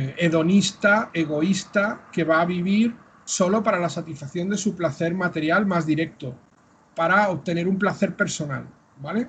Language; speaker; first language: Spanish; native; Spanish